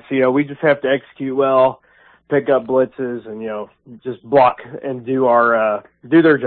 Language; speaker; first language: English; native; English